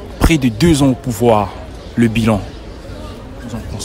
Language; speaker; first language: French; native; French